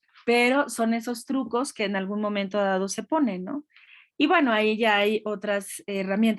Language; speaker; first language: Spanish; native; Spanish